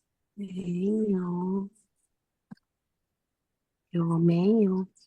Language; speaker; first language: Chinese; non-native, learner; Indonesian